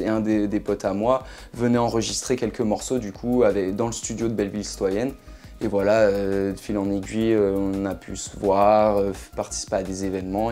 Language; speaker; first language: French; native; French